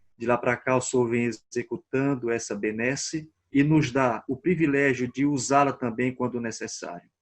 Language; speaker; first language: Portuguese; native; Portuguese